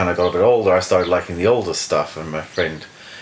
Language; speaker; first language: English; native; English